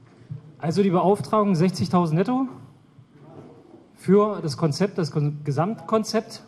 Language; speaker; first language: German; native; German